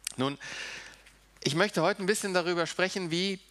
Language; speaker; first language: German; early bilingual, heritage; German